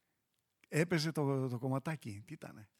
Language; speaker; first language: Greek; native; Greek